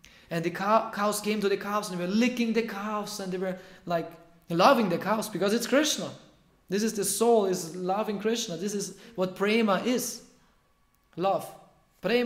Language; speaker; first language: English; non-native, fluent; German